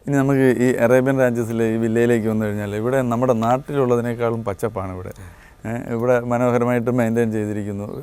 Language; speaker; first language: Malayalam; native; Malayalam